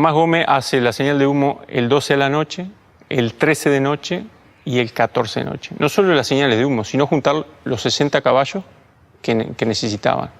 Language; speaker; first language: Spanish; native; Spanish